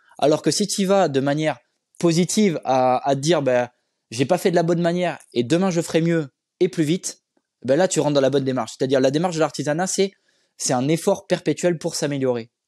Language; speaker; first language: French; native; French